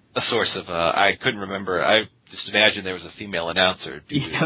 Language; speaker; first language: English; native; English